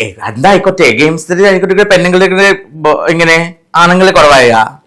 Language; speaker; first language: Malayalam; non-native, fluent; Assamese